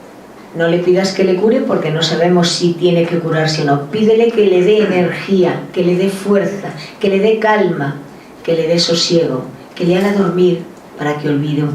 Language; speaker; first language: Spanish; native; Spanish